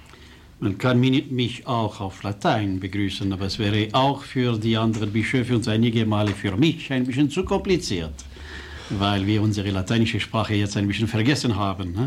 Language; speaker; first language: German; non-native, local second language; French